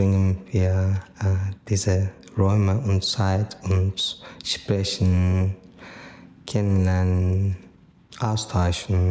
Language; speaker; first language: German; non-native, learner; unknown